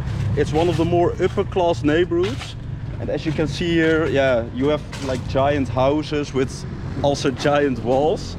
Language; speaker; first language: English; non-native, fluent; Dutch